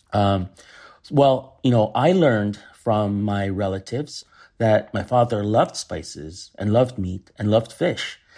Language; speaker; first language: English; early bilingual, other home language; Korean